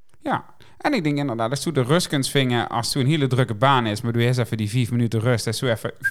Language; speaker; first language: Dutch; native; Dutch